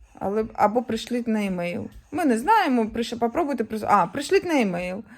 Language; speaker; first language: Ukrainian; native; Ukrainian